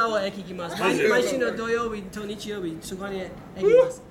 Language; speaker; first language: Japanese; non-native, learner; English